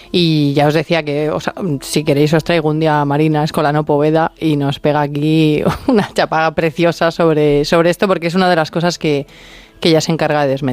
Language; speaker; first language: Spanish; native; Spanish